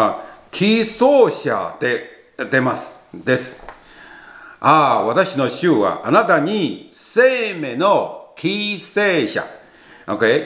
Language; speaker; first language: Japanese; non-native, fluent; Chinese